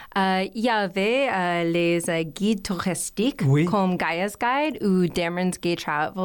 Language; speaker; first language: French; non-native, learner; English